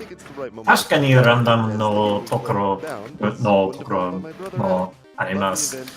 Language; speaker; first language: Japanese; non-native, learner; English